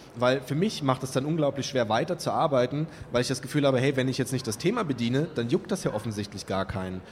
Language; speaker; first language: German; native; German